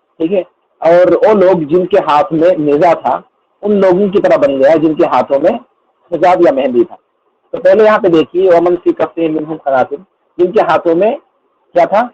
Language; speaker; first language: Urdu; non-native, local second language; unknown